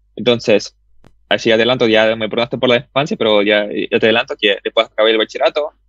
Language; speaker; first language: Spanish; early bilingual, other home language; Russian